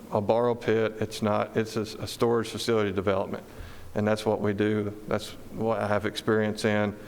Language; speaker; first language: English; native; English